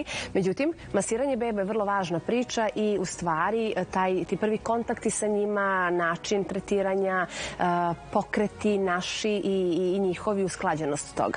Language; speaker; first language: Serbian; native; Serbian